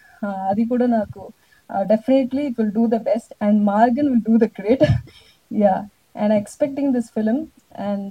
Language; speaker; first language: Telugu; non-native, learner; Tamil